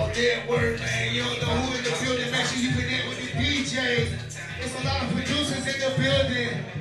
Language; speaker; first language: English; native; English